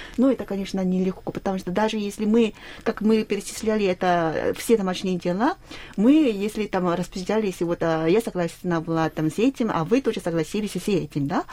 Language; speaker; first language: Russian; non-native, fluent; Korean